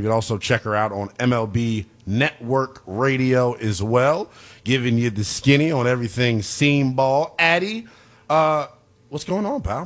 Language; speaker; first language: English; native; English